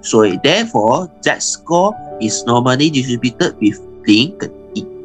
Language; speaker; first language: English; non-native, local second language; Chinese